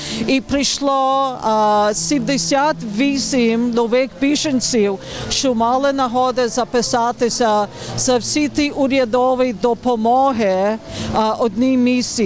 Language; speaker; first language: Ukrainian; early bilingual, heritage; Ukrainian